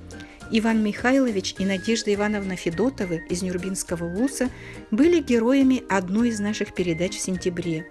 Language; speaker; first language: Russian; native; Russian